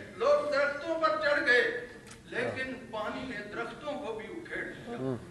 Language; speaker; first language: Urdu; non-native, local second language; Punjabi